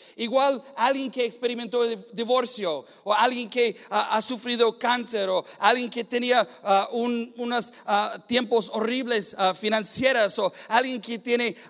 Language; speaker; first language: Spanish; non-native, fluent; English